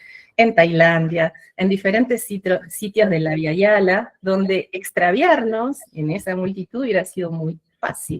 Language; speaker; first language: Spanish; native; Spanish